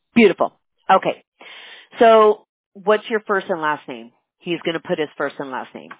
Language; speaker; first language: English; early bilingual, other home language; Spanish